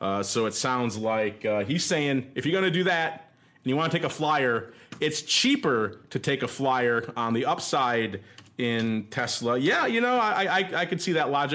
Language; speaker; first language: English; native; English